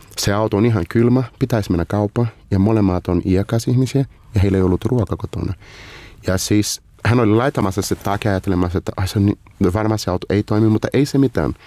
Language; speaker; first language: Finnish; non-native, fluent; Portuguese